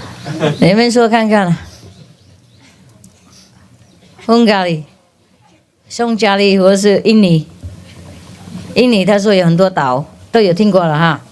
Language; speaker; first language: Chinese; non-native, fluent; Vietnamese